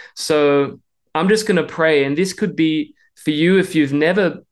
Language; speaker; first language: English; native; English